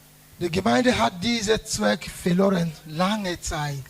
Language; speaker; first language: German; non-native, learner; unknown